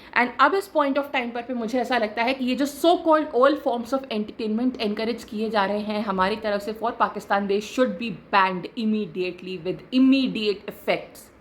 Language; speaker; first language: Hindi; native; Hindi